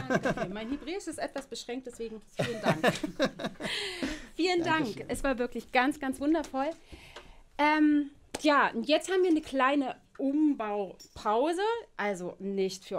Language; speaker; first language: German; native; German